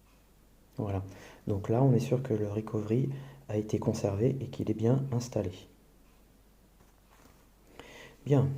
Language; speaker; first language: French; native; French